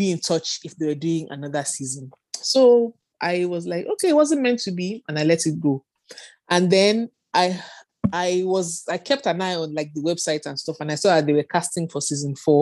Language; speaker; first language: English; non-native, local second language; Yoruba